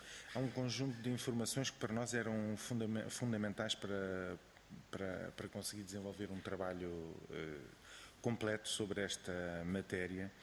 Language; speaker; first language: Portuguese; native; Portuguese